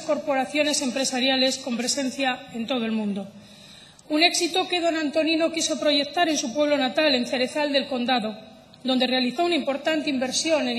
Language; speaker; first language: Spanish; native; Spanish